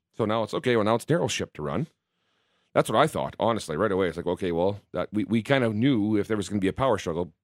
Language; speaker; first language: English; native; English